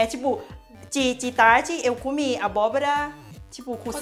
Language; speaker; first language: Portuguese; non-native, learner; Thai